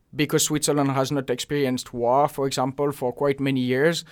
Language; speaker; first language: English; non-native, fluent; French